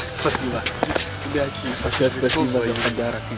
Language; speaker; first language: Russian; non-native, learner; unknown